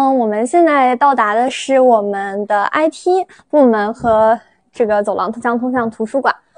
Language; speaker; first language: Chinese; native; Chinese